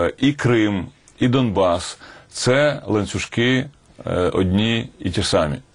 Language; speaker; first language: Ukrainian; native; Ukrainian